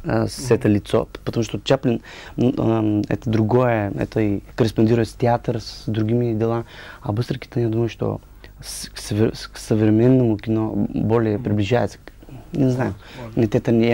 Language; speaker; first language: Russian; non-native, learner; Bulgarian